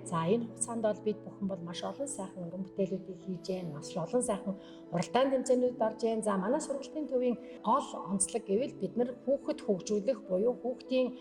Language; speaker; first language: Mongolian; native; Mongolian